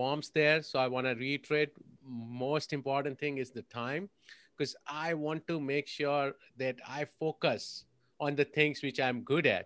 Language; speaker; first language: English; non-native, local second language; Gujarati